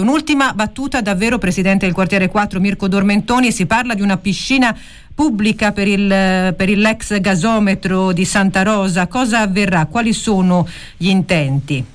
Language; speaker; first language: Italian; native; Italian